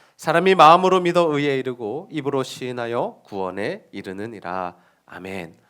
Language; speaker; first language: Korean; native; Korean